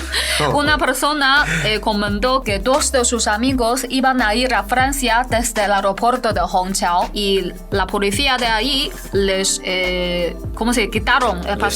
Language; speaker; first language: Spanish; non-native, fluent; Chinese